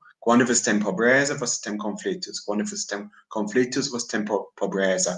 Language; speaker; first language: Portuguese; non-native, fluent; English